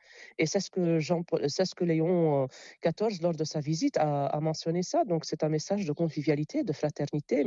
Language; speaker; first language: French; non-native, local second language; Arabic